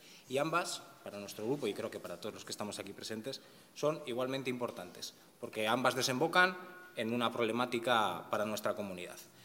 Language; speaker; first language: Spanish; native; Spanish